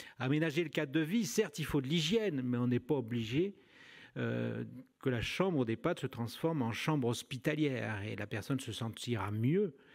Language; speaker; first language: French; native; French